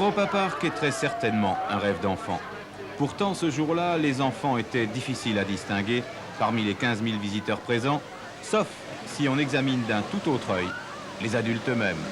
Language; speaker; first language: French; native; French